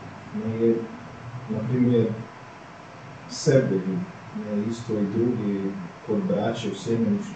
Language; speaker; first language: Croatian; non-native, fluent; Portuguese